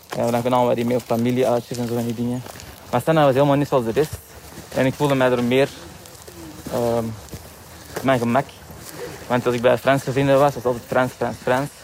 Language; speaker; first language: Dutch; native; Dutch